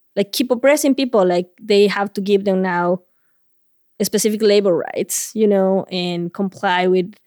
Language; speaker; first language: English; non-native, fluent; Spanish